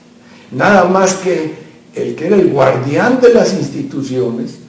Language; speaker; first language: Spanish; native; Spanish